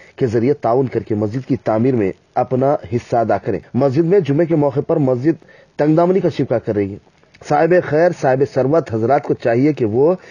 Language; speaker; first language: Urdu; native; Urdu